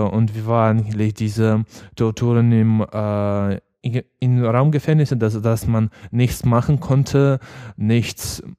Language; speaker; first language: German; non-native, learner; Ukrainian